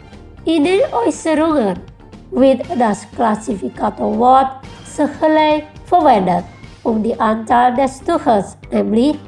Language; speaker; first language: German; non-native, learner; Indonesian